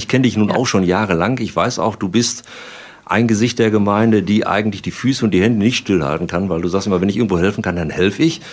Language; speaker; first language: German; native; German